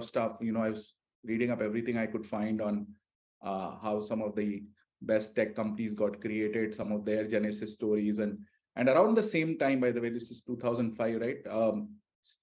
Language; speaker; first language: English; non-native, local second language; Hindi